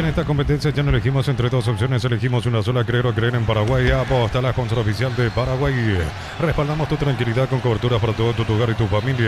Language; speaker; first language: Spanish; native; Spanish